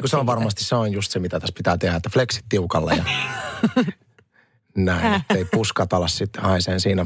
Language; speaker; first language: Finnish; native; Finnish